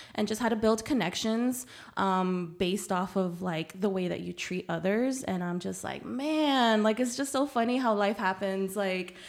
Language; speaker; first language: English; early bilingual, other home language; Spanish